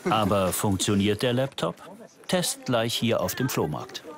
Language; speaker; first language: German; native; German